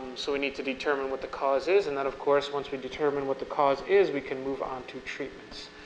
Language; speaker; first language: English; native; English